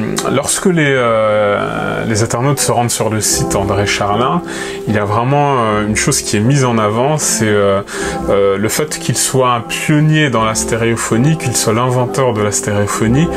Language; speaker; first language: French; native; French